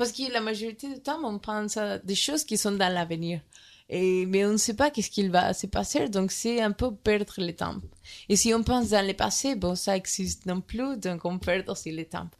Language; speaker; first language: French; non-native, learner; Spanish